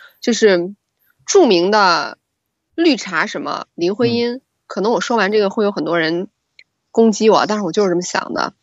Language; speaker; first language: Chinese; native; Chinese